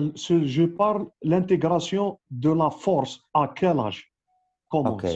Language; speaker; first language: French; non-native, local second language; Arabic